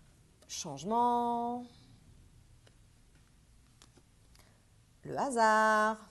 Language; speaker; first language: French; native; French